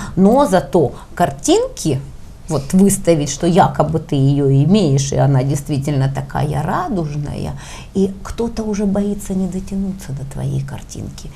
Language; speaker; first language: Russian; native; Russian